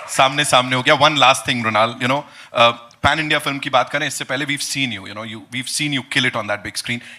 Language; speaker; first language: Hindi; native; Hindi